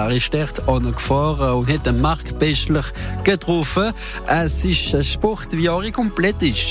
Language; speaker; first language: German; native; German